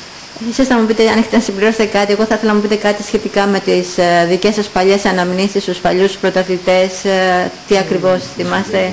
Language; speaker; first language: Greek; native; Greek